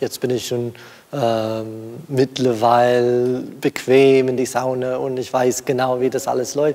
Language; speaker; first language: German; non-native, fluent; English